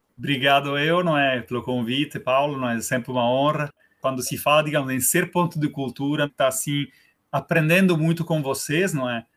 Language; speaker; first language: Portuguese; non-native, fluent; Italian